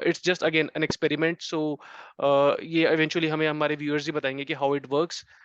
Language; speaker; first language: Hindi; native; Hindi